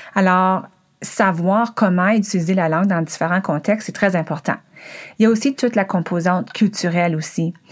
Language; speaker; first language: French; native; French